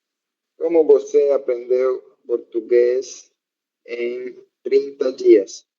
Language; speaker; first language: Portuguese; non-native, learner; Spanish